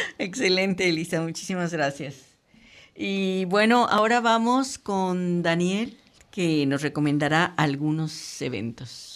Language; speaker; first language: Spanish; native; Spanish